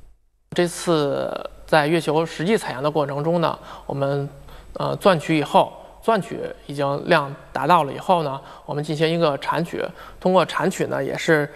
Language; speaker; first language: Chinese; native; Chinese